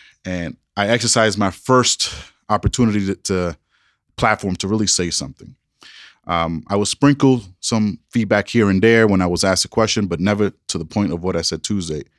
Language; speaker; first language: English; early bilingual, other home language; Spanish